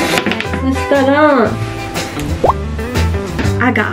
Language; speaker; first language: Japanese; native; Japanese